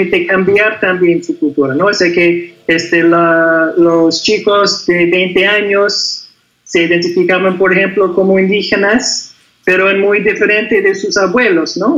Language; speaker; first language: Spanish; non-native, fluent; English